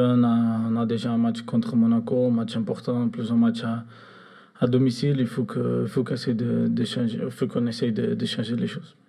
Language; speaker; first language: French; non-native, fluent; Portuguese